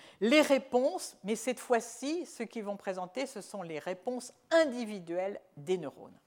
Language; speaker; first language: French; native; French